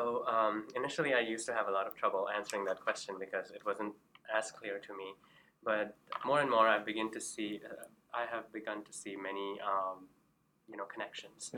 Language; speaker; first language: English; non-native, local second language; Urdu